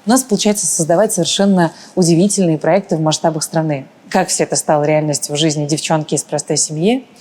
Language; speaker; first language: Russian; early bilingual, other home language; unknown